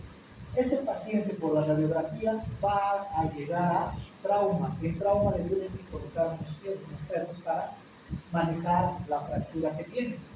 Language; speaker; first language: Spanish; native; Spanish